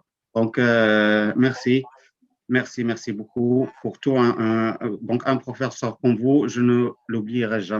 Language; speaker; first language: French; non-native, local second language; Arabic